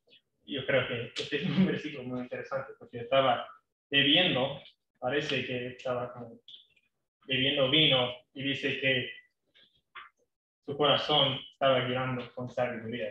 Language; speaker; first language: Spanish; non-native, fluent; English